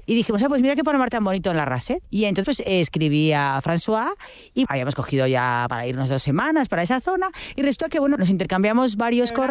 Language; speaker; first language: Spanish; native; Spanish